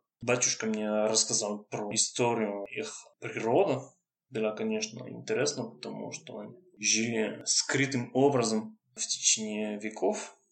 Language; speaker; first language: Russian; non-native, fluent; French